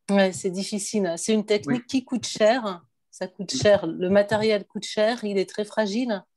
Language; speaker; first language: French; native; French